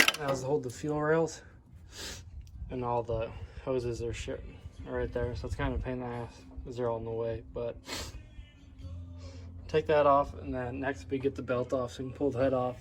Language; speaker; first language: English; native; English